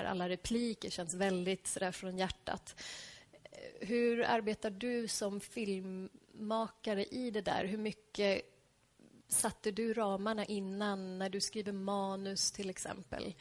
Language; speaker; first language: Swedish; native; Swedish